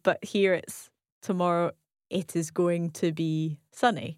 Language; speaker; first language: English; native; English